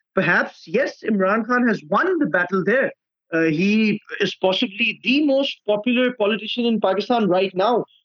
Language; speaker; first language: English; non-native, local second language; Urdu